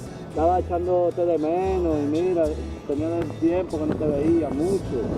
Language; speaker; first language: Spanish; native; Spanish